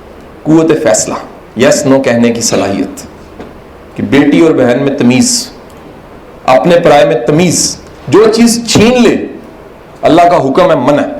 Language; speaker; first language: Urdu; native; Urdu